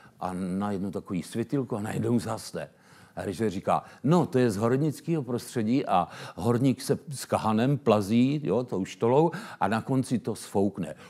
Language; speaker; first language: Czech; native; Czech